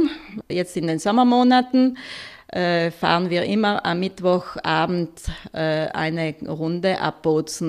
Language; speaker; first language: German; native; German